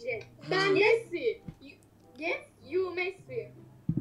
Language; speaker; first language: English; non-native, learner; Turkish